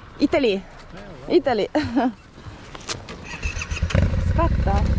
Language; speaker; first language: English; non-native, learner; Italian